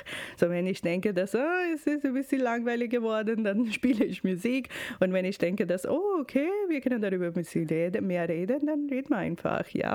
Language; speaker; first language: German; non-native, fluent; Urdu